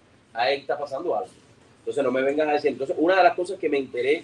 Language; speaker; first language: Spanish; native; Spanish